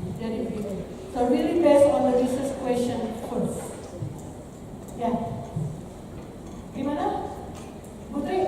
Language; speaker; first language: English; non-native, fluent; Indonesian